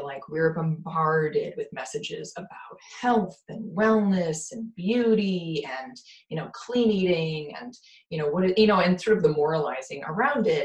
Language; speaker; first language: English; native; English